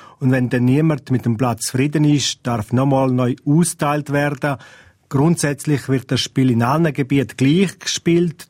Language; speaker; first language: German; non-native, local second language; Romansh